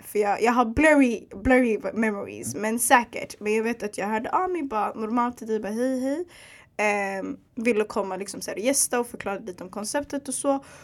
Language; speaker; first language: Swedish; early bilingual, other home language; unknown